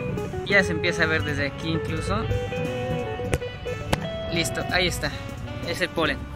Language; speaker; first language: Spanish; native; Spanish